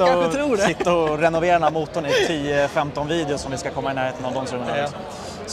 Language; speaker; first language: Swedish; native; Swedish